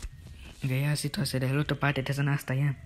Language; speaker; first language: Spanish; early bilingual, heritage; Spanish